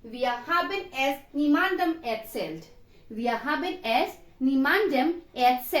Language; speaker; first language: German; non-native, fluent; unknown